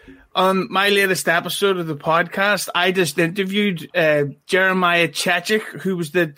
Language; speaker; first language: English; native; English